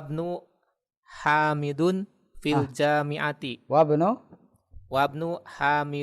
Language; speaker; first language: Arabic; non-native, learner; Indonesian